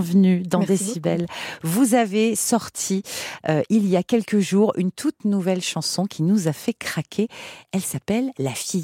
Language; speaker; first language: French; native; French